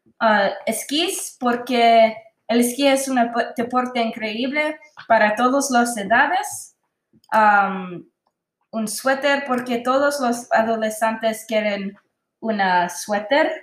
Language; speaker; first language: Spanish; non-native, learner; English